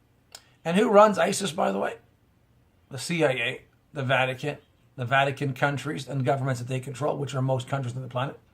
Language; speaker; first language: English; native; English